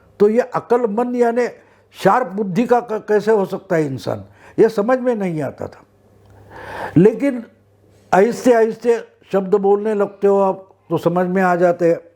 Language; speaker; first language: Hindi; non-native, local second language; Marathi